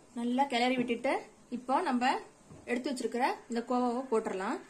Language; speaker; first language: Tamil; native; Tamil